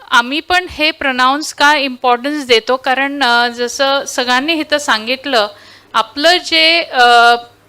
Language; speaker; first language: Marathi; non-native, local second language; Tulu